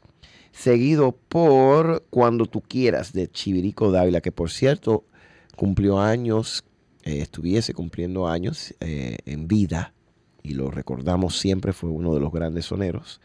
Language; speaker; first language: Spanish; early bilingual, heritage; Spanish